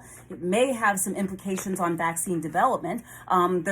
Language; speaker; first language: English; native; English